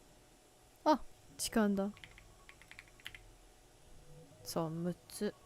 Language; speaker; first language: Japanese; non-native, learner; English